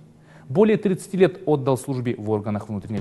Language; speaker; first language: Russian; native; Russian